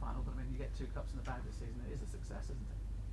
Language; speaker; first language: English; native; English